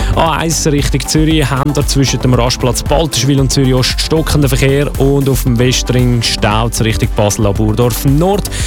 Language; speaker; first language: German; native; German